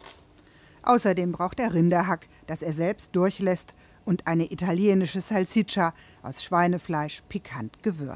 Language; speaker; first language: German; native; German